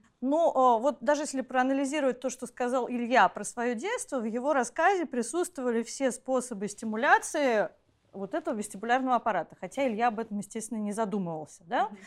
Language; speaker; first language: Russian; native; Russian